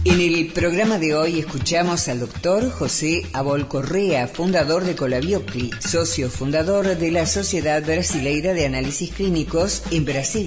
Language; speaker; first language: Spanish; native; Spanish